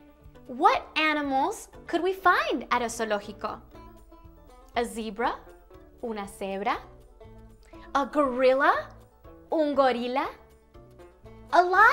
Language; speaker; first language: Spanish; early bilingual, heritage; Spanish